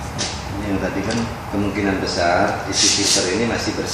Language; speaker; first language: Indonesian; native; Indonesian